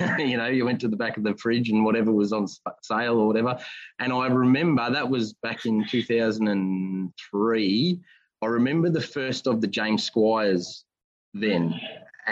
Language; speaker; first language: English; native; English